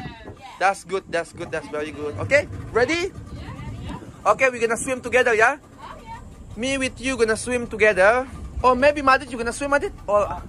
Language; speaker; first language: English; non-native, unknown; Indonesian